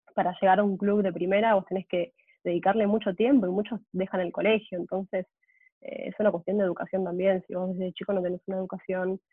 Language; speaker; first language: Spanish; native; Spanish